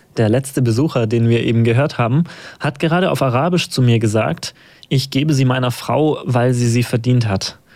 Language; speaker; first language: German; native; German